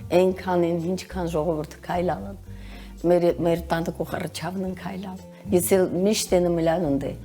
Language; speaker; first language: Armenian; native; Armenian